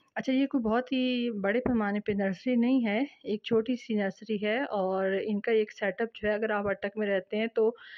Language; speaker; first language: Urdu; native; Urdu